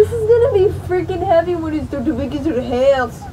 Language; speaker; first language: English; native; English